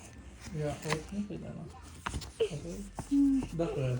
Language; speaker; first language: German; non-native, learner; Urdu